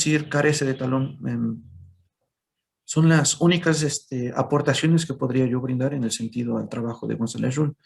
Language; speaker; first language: Spanish; native; Spanish